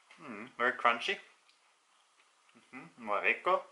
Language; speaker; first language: Spanish; non-native, learner; Norwegian